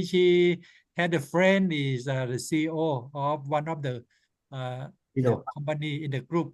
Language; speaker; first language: English; non-native, learner; Thai